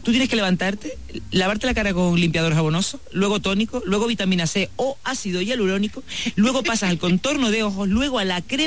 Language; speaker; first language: Spanish; native; Spanish